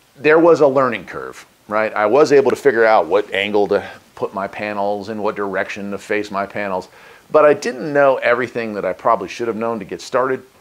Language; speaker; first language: English; native; English